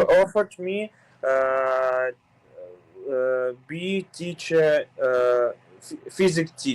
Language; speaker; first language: English; non-native, learner; Ukrainian